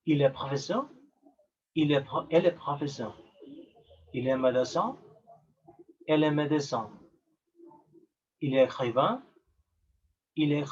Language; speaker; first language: French; non-native, learner; Spanish